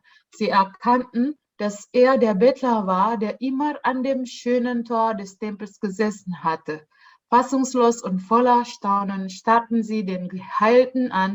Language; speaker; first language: German; non-native, fluent; Indonesian